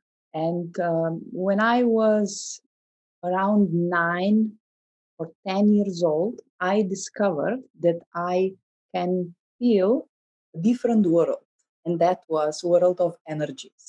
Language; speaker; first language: English; non-native, fluent; Slovenian